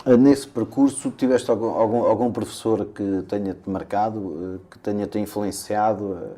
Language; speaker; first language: Portuguese; native; Portuguese